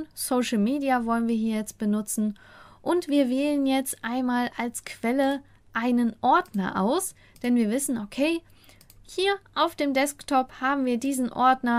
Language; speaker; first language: German; native; German